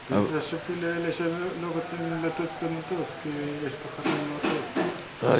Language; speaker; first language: Hebrew; non-native, learner; English